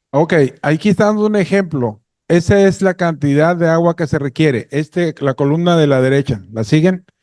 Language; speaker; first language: Spanish; native; Spanish